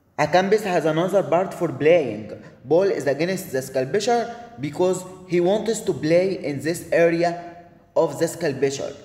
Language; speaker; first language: English; non-native, learner; Arabic